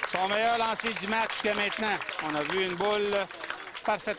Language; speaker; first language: French; native; French